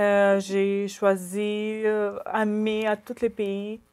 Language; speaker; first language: French; non-native, learner; Ukrainian